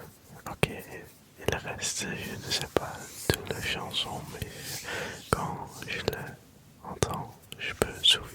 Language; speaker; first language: French; early bilingual, other home language; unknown